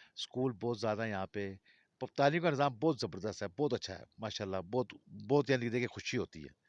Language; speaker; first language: Urdu; non-native, local second language; Balti